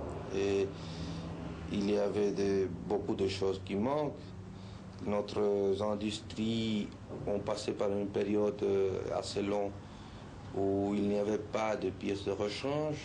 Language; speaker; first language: French; non-native, fluent; Spanish